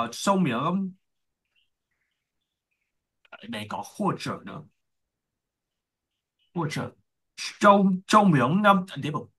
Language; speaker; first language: Chinese; non-native, learner; Vietnamese